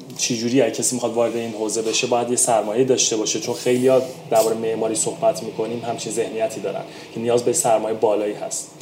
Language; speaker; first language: Persian; native; Persian